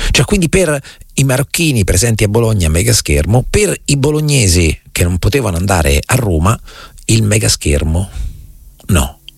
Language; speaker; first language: Italian; native; Italian